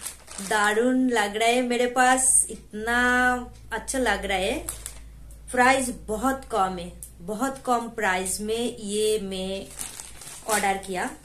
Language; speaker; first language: Hindi; non-native, local second language; Bangla